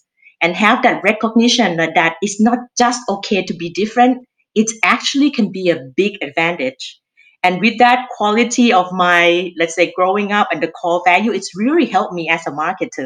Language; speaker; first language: English; non-native, fluent; Thai